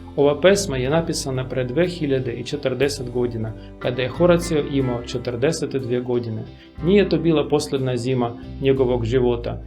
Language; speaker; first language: Serbian; non-native, fluent; Russian